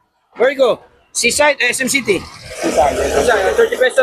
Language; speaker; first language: English; non-native, learner; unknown